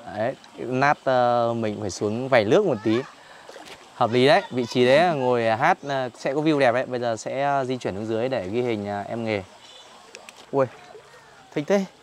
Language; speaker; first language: Vietnamese; native; Vietnamese